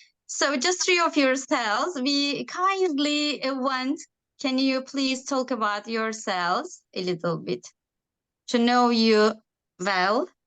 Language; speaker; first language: English; non-native, learner; Turkish